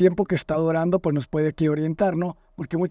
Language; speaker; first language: Spanish; native; Spanish